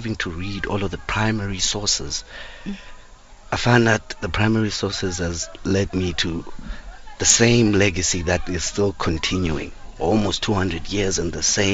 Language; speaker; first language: English; non-native, local second language; Xhosa